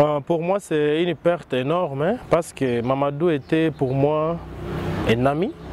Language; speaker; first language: French; non-native, local second language; Swahili